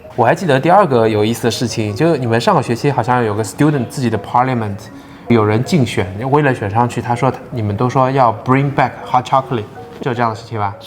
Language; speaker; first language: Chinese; native; Chinese